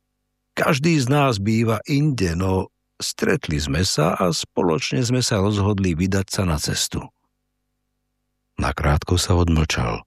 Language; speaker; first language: Slovak; native; Slovak